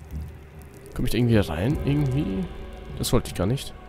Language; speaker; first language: German; native; German